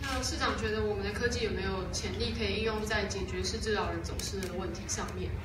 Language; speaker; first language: Chinese; native; Chinese